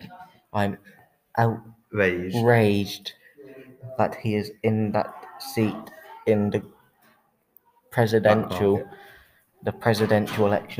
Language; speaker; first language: English; native; English